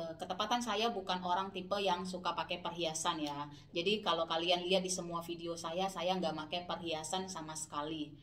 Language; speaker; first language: Indonesian; native; Indonesian